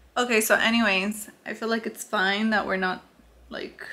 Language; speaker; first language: English; early bilingual, other home language; Spanish